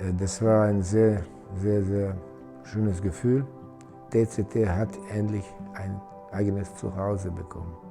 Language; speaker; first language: German; non-native, fluent; Serbian